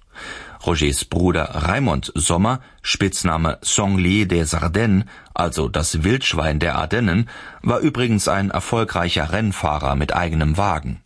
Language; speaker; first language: German; native; German